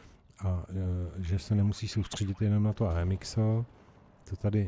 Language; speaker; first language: Czech; native; Czech